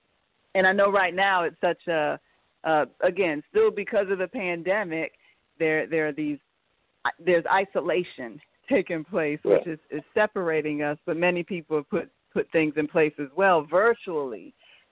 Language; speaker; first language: English; native; English